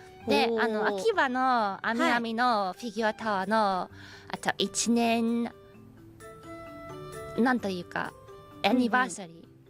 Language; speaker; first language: Japanese; non-native, fluent; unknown